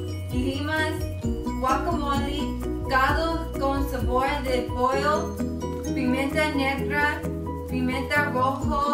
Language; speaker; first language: Spanish; non-native, learner; English